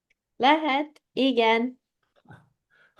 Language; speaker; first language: Hungarian; non-native, learner; English